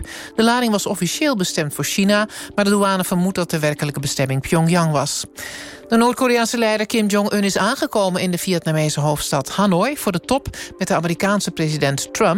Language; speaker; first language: Dutch; native; Dutch